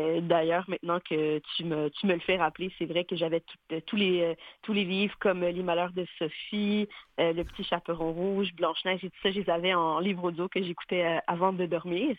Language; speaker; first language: French; native; French